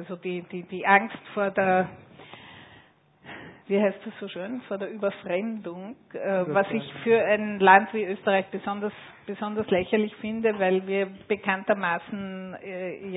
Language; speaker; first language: German; native; German